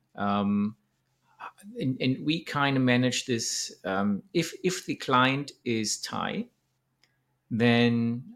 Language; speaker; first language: English; non-native, fluent; German